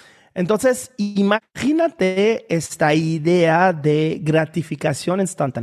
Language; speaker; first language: Spanish; non-native, fluent; French